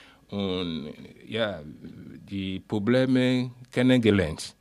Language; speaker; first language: German; non-native, learner; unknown